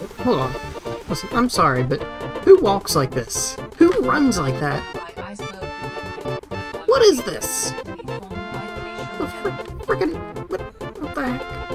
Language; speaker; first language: English; native; English